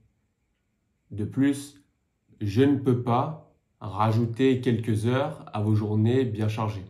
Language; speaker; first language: French; native; French